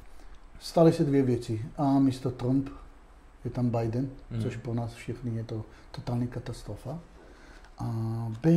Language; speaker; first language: Czech; non-native, fluent; Hebrew